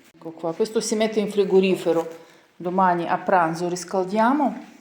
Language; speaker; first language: Italian; non-native, learner; Ukrainian